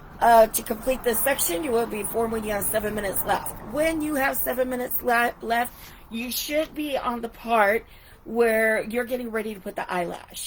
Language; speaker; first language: English; native; English